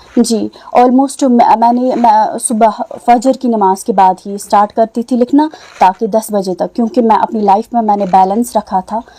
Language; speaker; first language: Urdu; non-native, local second language; Kashmiri